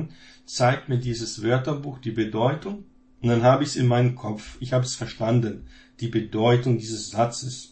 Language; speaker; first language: German; non-native, fluent; Portuguese